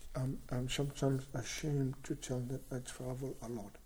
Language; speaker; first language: English; non-native, fluent; Kalaallisut